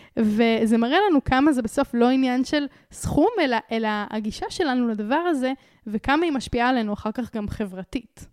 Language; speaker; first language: Hebrew; native; Hebrew